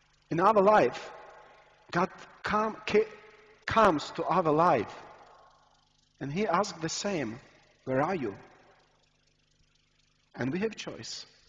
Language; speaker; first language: English; non-native, fluent; Ukrainian